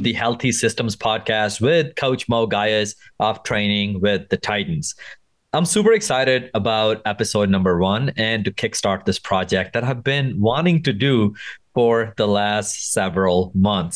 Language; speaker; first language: English; non-native, local second language; Punjabi